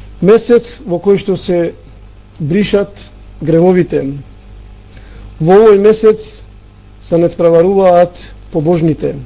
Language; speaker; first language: Macedonian; non-native, local second language; Albanian